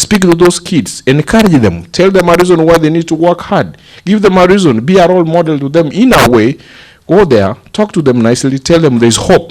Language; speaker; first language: English; non-native, local second language; Gusii